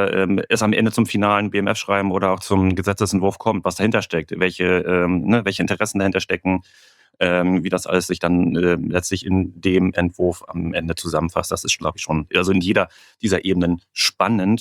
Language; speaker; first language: German; native; German